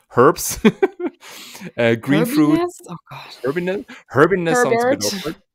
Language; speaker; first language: English; non-native, fluent; German